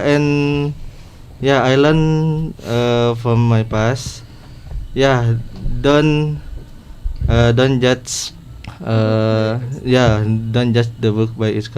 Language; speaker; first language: English; non-native, learner; Indonesian